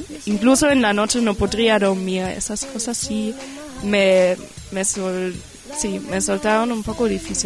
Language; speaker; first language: Spanish; non-native, fluent; German